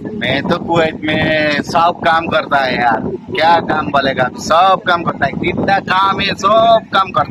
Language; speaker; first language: Hindi; non-native, learner; Bangla